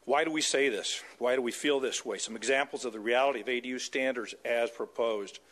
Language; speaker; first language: English; native; English